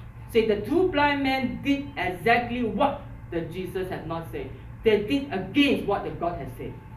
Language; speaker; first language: English; non-native, local second language; Chinese